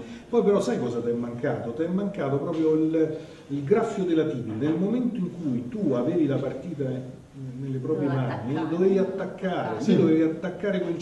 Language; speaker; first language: Italian; native; Italian